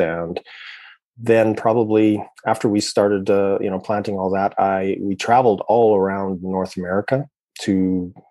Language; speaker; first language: English; native; English